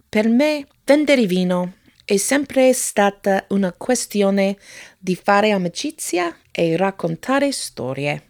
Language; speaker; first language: Italian; non-native, fluent; English